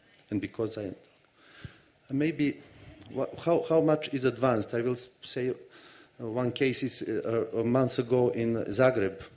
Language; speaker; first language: English; non-native, fluent; Serbian